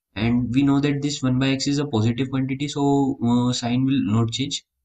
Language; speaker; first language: English; non-native, local second language; Hindi